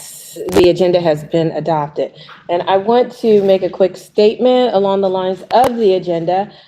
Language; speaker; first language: English; native; English